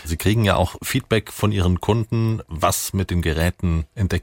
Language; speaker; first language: German; native; German